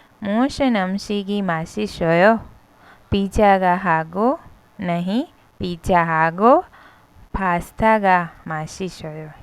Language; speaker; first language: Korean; non-native, learner; Hindi